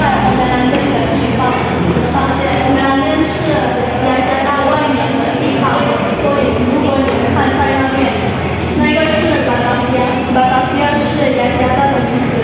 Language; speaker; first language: Chinese; non-native, learner; Indonesian